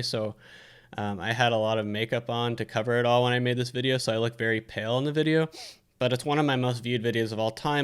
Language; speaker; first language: English; native; English